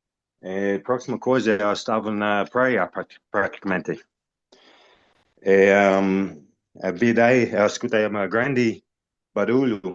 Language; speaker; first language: Portuguese; non-native, fluent; English